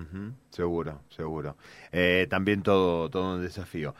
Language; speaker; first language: Spanish; native; Spanish